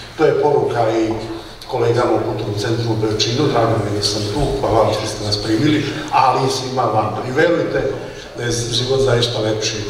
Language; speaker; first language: Serbian; native; Serbian